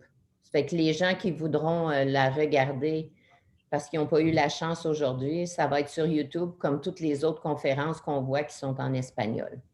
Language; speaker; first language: French; native; French